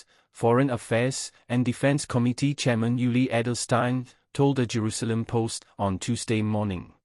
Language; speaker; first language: English; non-native, fluent; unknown